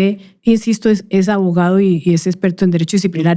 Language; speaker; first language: Spanish; native; Spanish